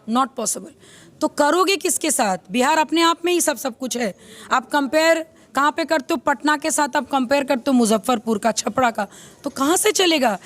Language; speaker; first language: Hindi; native; Hindi